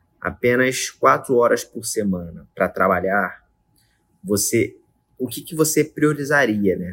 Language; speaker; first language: Portuguese; native; Portuguese